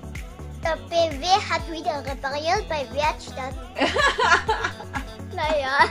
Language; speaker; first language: German; early bilingual, other home language; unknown